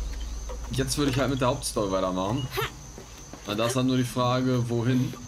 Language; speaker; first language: German; native; German